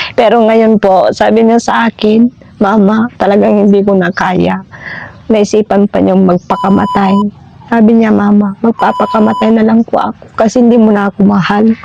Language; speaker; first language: Filipino; non-native, local second language; Iloko